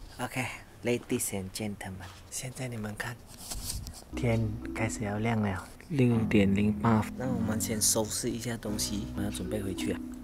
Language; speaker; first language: Chinese; native; Chinese